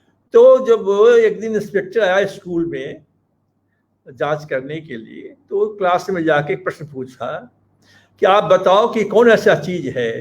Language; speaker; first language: Hindi; native; Hindi